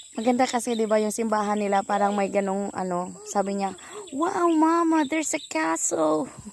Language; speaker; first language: Filipino; non-native, local second language; Cebuano